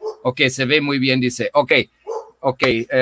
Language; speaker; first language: Spanish; non-native, fluent; German